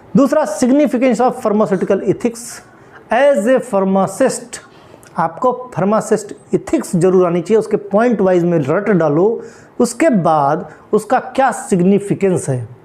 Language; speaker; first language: Hindi; native; Hindi